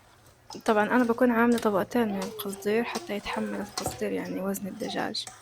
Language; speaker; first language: Arabic; native; Arabic